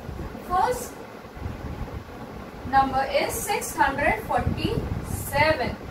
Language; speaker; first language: English; non-native, local second language; Hindi